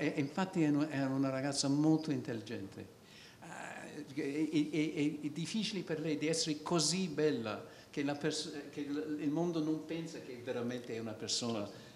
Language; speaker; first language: Italian; non-native, fluent; English